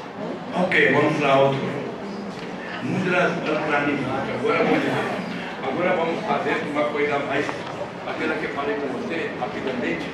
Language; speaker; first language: Portuguese; non-native, fluent; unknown